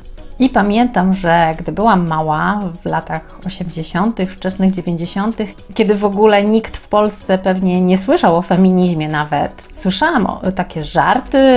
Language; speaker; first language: Polish; native; Polish